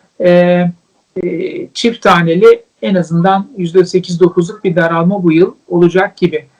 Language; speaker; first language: Turkish; native; Turkish